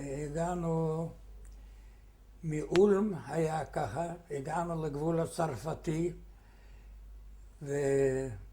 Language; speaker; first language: Hebrew; non-native, fluent; Yiddish